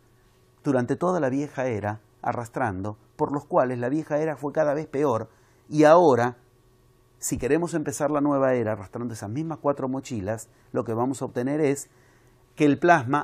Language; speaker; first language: Spanish; native; Spanish